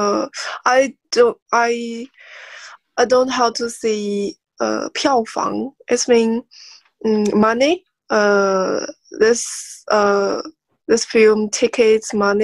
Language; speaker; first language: English; non-native, learner; Chinese